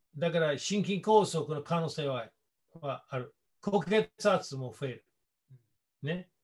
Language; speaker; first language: Japanese; non-native, fluent; English